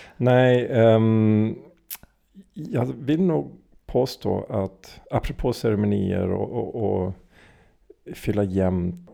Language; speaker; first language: Swedish; native; Swedish